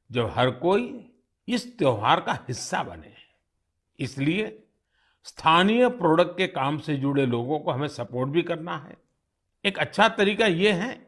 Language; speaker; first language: Hindi; non-native, local second language; Gujarati